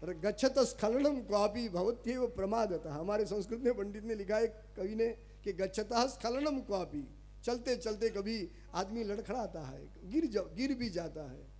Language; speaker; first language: Hindi; non-native, local second language; Gujarati